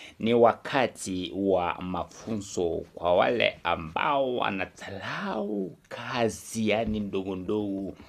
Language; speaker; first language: Swahili; non-native, local second language; Kikuyu